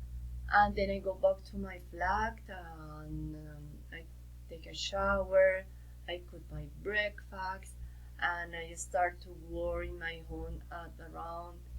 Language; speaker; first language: English; non-native, learner; Spanish